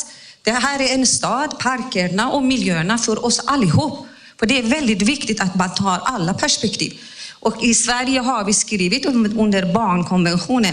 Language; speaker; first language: Swedish; non-native, fluent; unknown